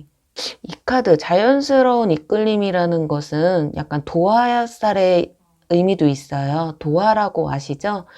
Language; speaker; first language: Korean; native; Korean